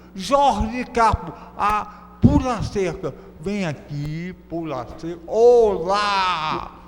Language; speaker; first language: Portuguese; native; Portuguese